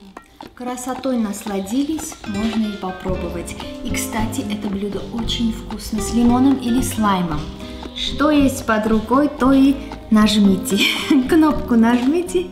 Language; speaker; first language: Russian; non-native, fluent; Armenian